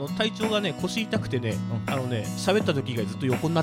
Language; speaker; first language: Japanese; native; Japanese